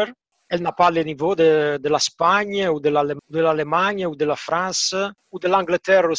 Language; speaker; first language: French; non-native, fluent; Italian